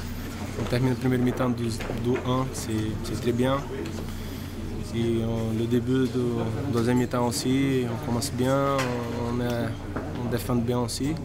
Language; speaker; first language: French; non-native, learner; Portuguese